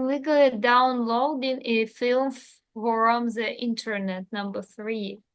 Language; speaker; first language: English; non-native, learner; Russian